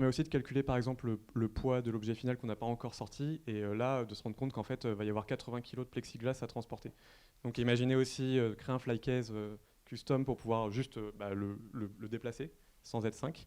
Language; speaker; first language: French; native; French